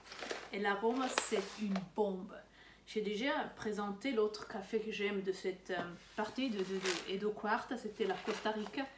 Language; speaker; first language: French; non-native, learner; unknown